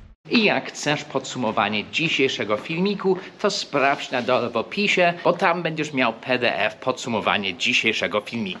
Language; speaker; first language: Polish; non-native, fluent; English